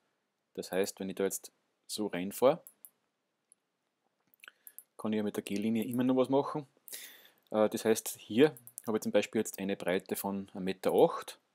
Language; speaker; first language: German; native; German